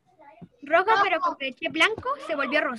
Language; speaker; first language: Spanish; native; Spanish